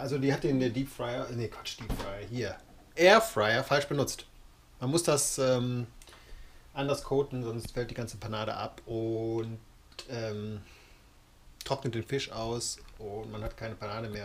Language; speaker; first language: German; native; German